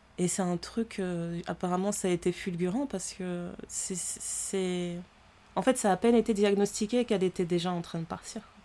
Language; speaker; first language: French; early bilingual, other home language; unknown